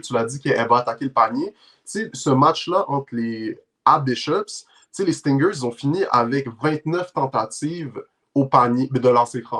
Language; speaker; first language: French; native; French